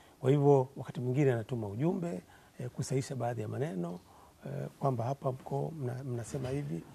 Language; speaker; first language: Swahili; native; Swahili